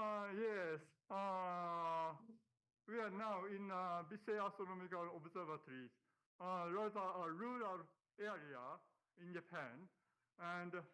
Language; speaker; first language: English; non-native, learner; Japanese